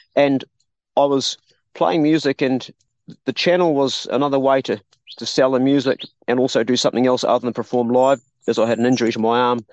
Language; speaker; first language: English; native; English